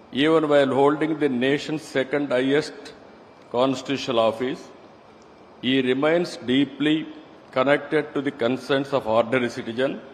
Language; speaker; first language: English; non-native, local second language; Telugu